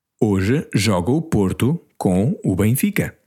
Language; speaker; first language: Portuguese; non-native, learner; English